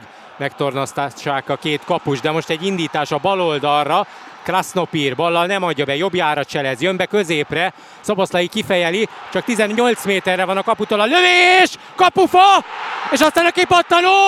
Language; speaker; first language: Hungarian; native; Hungarian